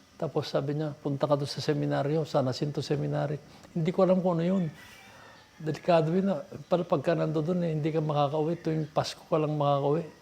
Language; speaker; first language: Filipino; non-native, local second language; Iloko